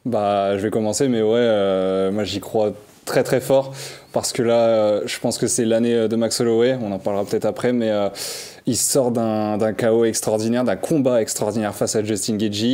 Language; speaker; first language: French; native; French